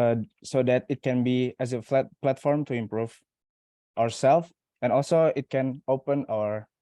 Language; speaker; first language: English; non-native, learner; Indonesian